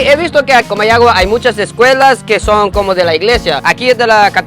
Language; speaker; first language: Spanish; non-native, fluent; English